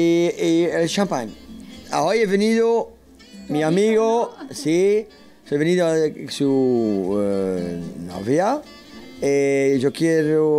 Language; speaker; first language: Spanish; non-native, learner; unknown